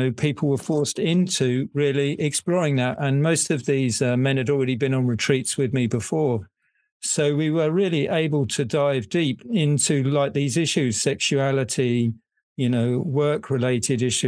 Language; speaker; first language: English; native; English